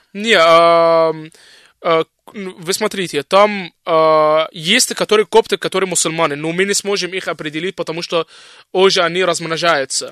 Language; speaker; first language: Russian; non-native, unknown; Arabic